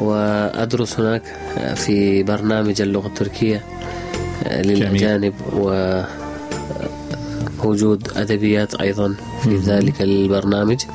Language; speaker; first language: Arabic; non-native, learner; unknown